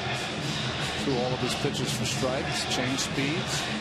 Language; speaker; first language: English; native; English